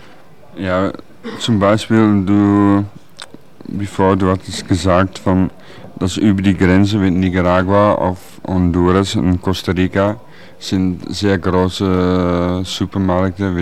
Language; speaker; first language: German; non-native, learner; Dutch